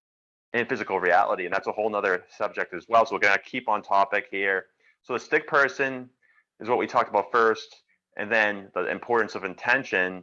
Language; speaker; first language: English; native; English